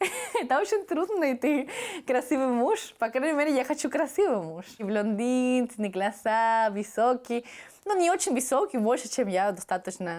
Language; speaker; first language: Russian; non-native, fluent; Spanish